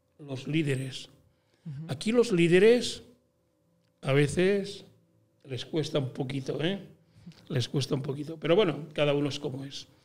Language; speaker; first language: Spanish; native; Spanish